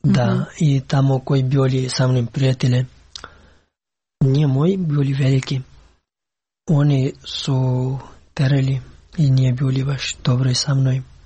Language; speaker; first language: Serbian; non-native, learner; Pashto